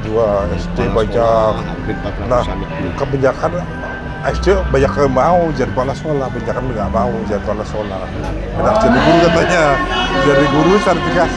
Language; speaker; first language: Indonesian; native; Indonesian